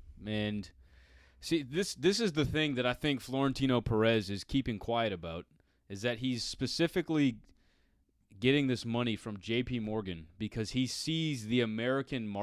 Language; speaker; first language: English; native; English